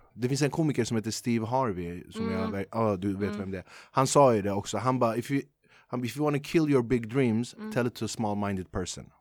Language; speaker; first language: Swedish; early bilingual, other home language; Kurdish